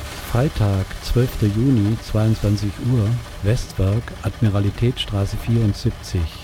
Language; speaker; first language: German; native; German